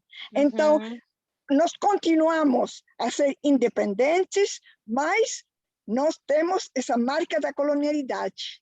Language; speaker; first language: Portuguese; non-native, fluent; Spanish